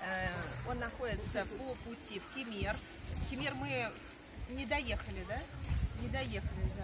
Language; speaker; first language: Russian; native; Russian